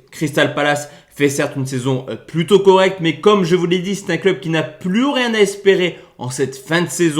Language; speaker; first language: French; native; French